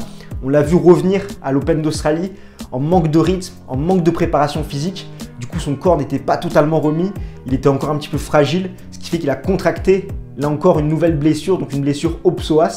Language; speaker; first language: French; native; French